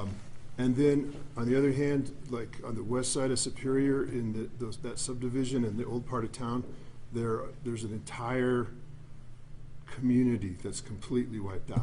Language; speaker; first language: English; native; English